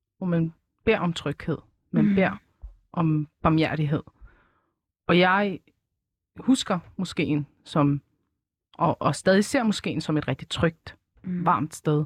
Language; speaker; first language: Danish; early bilingual, other home language; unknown